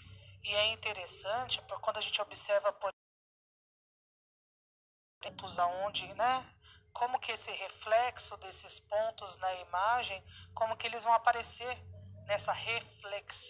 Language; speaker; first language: Portuguese; native; Portuguese